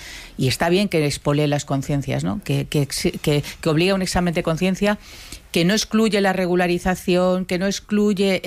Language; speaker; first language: Spanish; native; Spanish